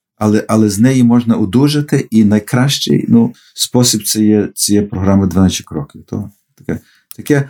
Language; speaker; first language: Ukrainian; early bilingual, heritage; Ukrainian